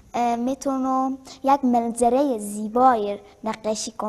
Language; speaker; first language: Persian; native; Persian